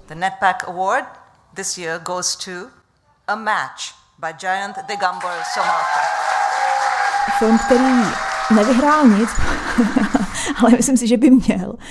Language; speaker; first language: Czech; native; Czech